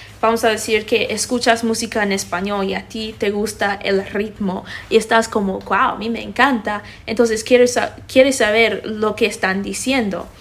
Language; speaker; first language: Spanish; non-native, fluent; English